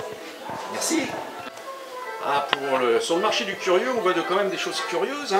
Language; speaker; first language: French; native; French